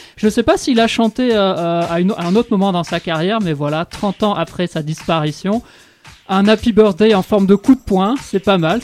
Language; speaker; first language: French; native; French